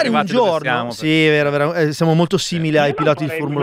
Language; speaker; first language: Italian; native; Italian